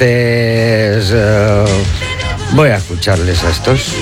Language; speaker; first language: Spanish; native; Spanish